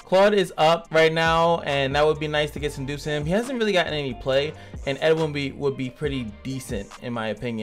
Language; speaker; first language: English; native; English